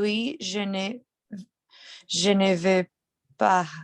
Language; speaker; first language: French; non-native, learner; Portuguese